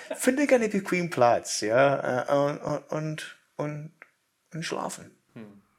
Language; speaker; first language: German; non-native, learner; English